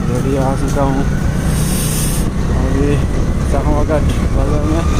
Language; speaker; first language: Hindi; non-native, local second language; Kok Borok